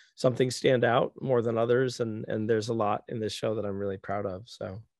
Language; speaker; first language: English; native; English